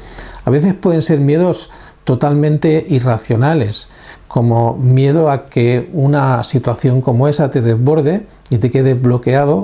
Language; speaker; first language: Spanish; native; Spanish